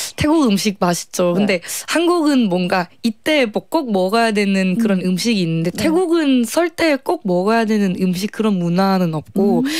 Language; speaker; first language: Korean; non-native, fluent; Thai